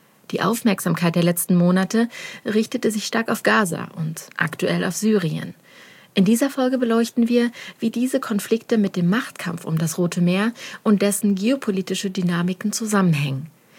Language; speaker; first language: German; native; German